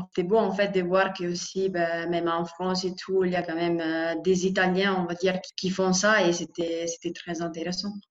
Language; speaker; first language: French; non-native, fluent; Italian